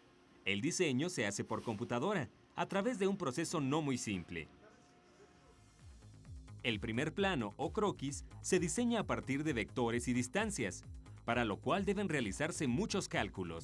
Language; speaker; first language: Spanish; native; Spanish